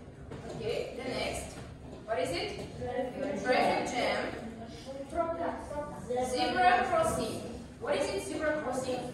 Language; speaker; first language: English; non-native, learner; Kazakh